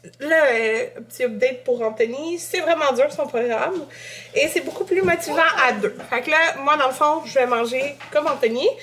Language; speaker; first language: French; native; French